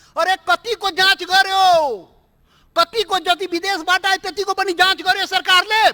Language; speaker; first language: Nepali; non-native, local second language; Maithili